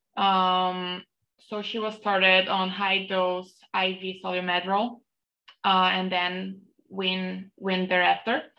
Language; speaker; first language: English; non-native, fluent; Portuguese